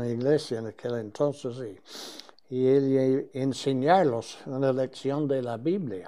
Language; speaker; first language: Spanish; non-native, fluent; English